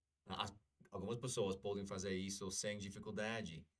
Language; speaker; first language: Portuguese; non-native, fluent; English